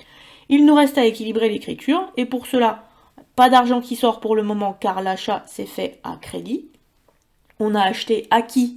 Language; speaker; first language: French; native; French